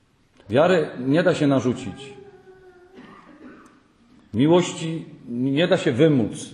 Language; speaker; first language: Polish; native; Polish